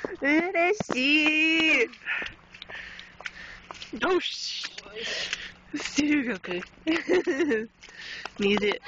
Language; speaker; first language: Japanese; non-native, learner; English